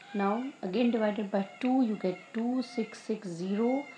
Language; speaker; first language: English; non-native, local second language; Hindi